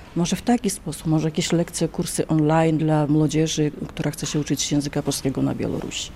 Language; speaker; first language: Polish; early bilingual, heritage; Polish